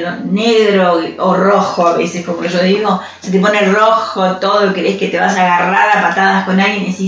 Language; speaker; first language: Spanish; native; Spanish